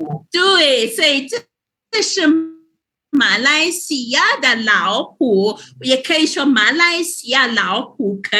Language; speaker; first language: Chinese; non-native, fluent; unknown